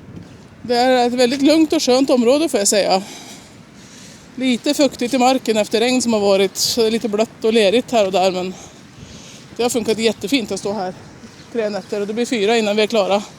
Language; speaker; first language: Swedish; native; Swedish